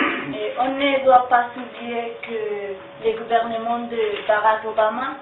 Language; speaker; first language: French; non-native, learner; Spanish